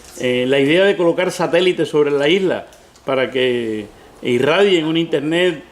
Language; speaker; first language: Spanish; native; Spanish